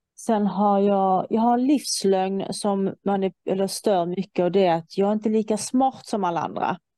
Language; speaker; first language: Swedish; non-native, fluent; Persian